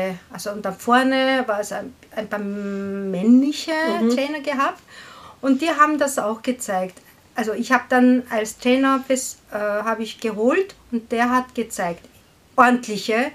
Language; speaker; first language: German; non-native, learner; Korean